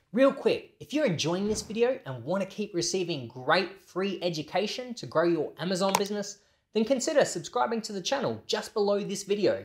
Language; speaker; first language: English; native; English